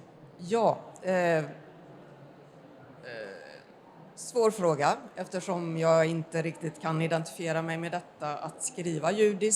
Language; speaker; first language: Swedish; native; Swedish